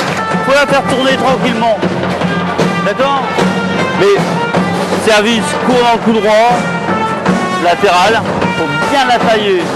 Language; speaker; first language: French; native; French